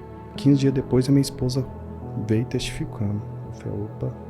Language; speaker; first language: Portuguese; native; Portuguese